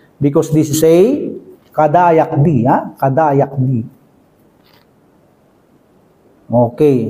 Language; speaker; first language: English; non-native, local second language; Filipino